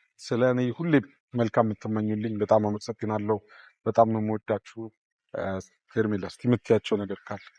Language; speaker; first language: Amharic; native; Amharic